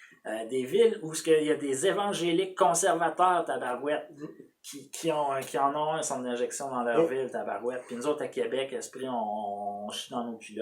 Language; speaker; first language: French; native; French